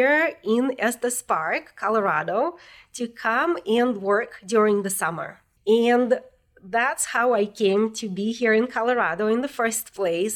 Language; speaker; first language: English; non-native, fluent; Russian